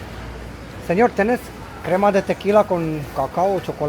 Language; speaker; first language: Spanish; non-native, learner; Romanian